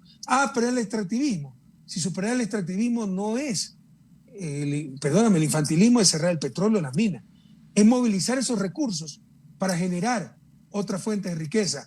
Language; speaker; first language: Spanish; native; Spanish